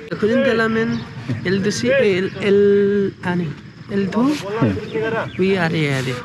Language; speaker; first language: Korean; non-native, learner; Nepali